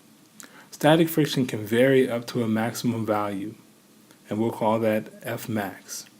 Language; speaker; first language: English; native; English